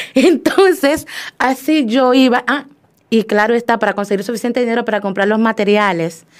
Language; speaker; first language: Spanish; native; Spanish